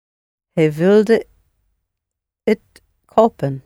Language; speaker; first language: Dutch; non-native, learner; English